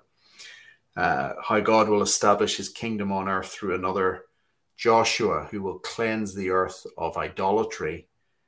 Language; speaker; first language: English; native; English